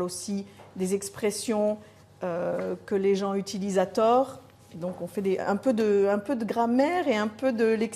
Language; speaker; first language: French; native; French